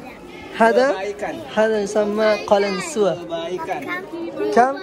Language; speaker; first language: Arabic; non-native, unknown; Indonesian